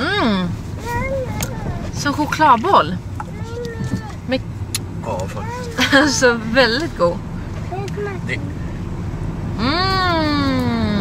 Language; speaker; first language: Swedish; native; Swedish